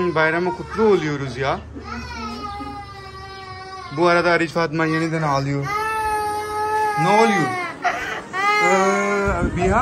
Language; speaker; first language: Turkish; non-native, learner; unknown